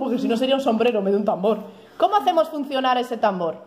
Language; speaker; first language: Spanish; native; Spanish